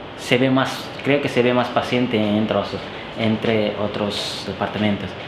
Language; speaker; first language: Spanish; non-native, fluent; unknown